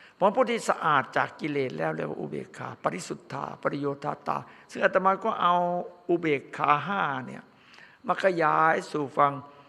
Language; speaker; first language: Thai; native; Thai